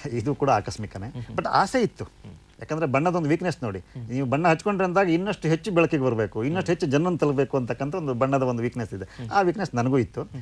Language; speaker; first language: Kannada; native; Kannada